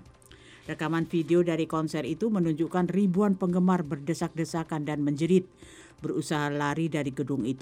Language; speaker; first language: Indonesian; native; Indonesian